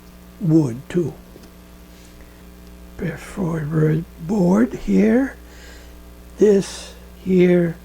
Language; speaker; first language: English; non-native, learner; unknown